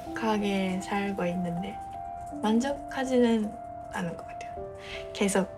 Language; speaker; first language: Korean; non-native, fluent; Japanese